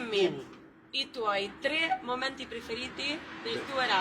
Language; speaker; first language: Italian; native; Italian